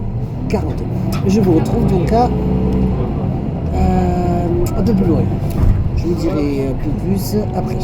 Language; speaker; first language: French; native; French